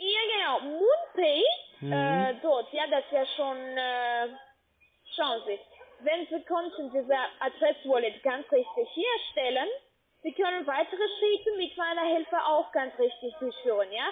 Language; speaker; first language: German; non-native, learner; Russian